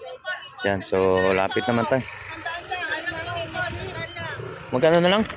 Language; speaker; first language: Filipino; native; Filipino